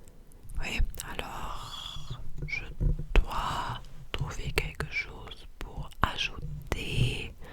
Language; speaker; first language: French; non-native, learner; English